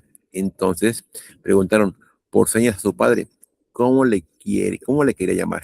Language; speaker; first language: Spanish; native; Spanish